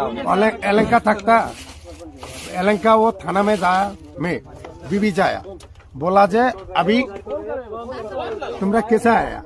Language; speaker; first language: Hindi; non-native, learner; Bangla